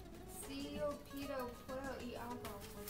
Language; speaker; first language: Spanish; non-native, learner; English